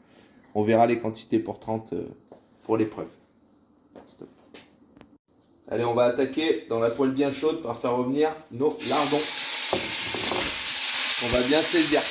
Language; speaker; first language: French; native; French